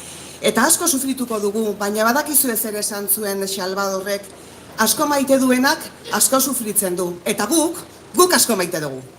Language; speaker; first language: Basque; native; Basque